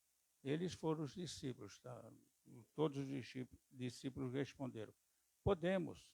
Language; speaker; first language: Portuguese; native; Portuguese